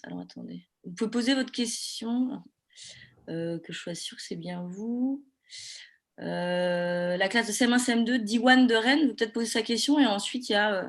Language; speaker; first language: French; native; French